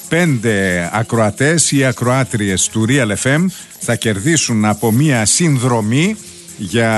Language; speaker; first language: Greek; native; Greek